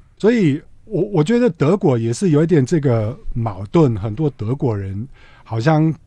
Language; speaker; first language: Chinese; non-native, fluent; German